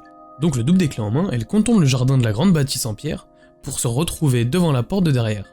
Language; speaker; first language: French; native; French